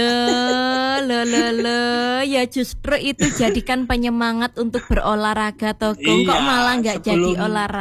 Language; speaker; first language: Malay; non-native, local second language; Javanese